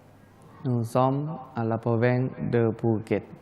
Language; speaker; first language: French; non-native, learner; Thai